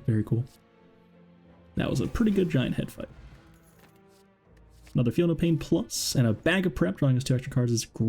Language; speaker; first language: English; native; English